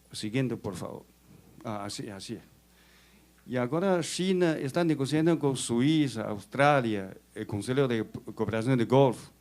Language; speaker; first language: Spanish; non-native, fluent; Chinese